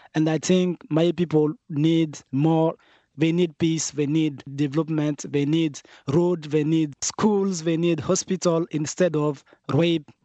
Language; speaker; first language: English; non-native, fluent; French